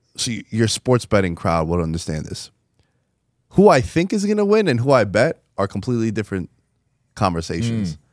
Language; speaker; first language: English; native; English